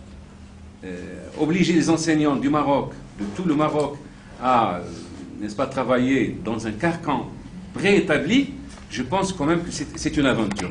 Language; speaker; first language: French; non-native, local second language; Arabic